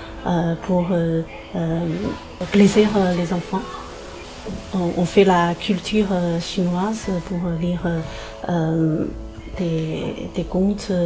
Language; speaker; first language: French; non-native, fluent; Chinese